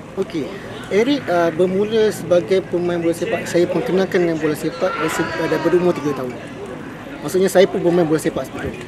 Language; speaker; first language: Malay; native; Malay